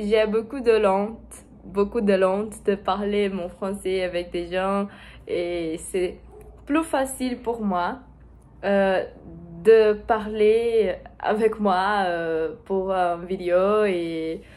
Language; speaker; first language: French; non-native, learner; Portuguese